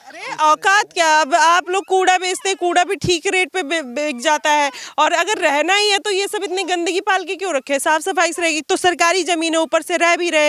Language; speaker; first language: Hindi; native; Hindi